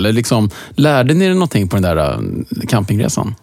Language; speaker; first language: Swedish; native; Swedish